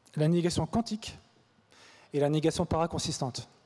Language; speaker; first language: French; native; French